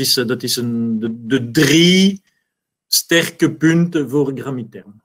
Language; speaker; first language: Dutch; non-native, learner; French